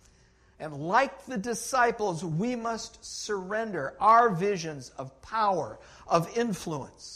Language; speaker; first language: English; native; English